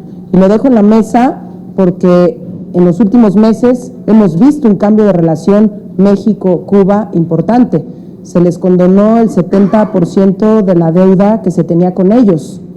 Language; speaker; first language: Spanish; native; Spanish